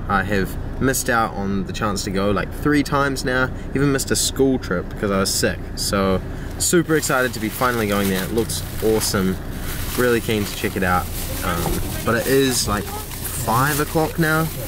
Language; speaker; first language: English; native; English